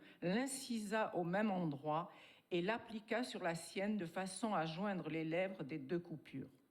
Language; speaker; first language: French; native; French